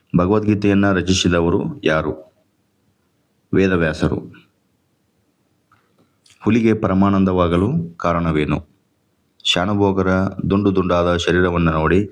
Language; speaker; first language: Kannada; native; Kannada